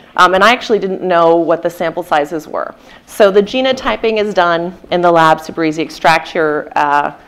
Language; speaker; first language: English; native; English